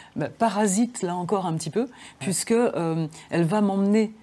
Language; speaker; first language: French; native; French